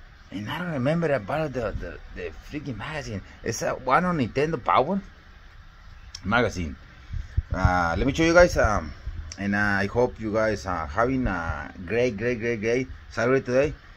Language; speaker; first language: English; non-native, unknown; Spanish